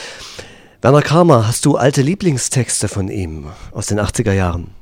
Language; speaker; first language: German; native; German